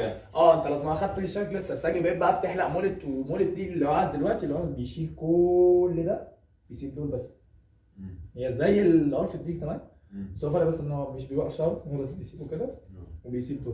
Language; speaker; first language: Arabic; native; Arabic